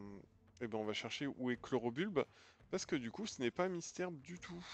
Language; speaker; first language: French; native; French